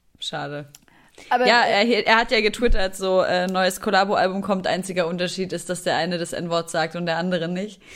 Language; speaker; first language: German; early bilingual, other home language; Arabic